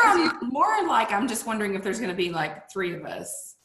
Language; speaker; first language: English; native; English